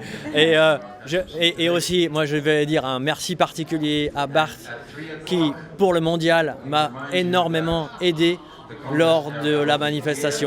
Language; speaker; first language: French; native; French